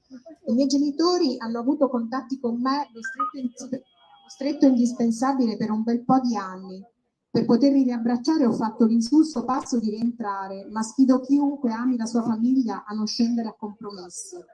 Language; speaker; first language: Italian; native; Italian